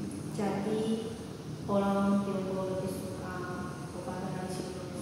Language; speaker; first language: Indonesian; non-native, learner; Chinese